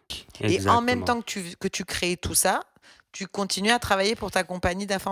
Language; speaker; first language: French; native; French